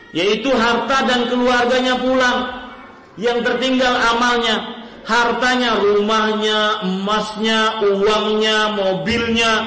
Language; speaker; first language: Indonesian; native; Indonesian